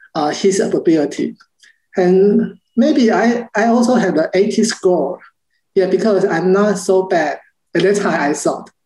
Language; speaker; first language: English; non-native, learner; Chinese